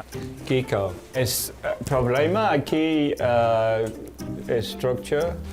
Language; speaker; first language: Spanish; non-native, learner; English